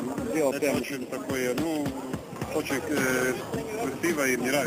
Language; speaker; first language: Russian; non-native, fluent; Lithuanian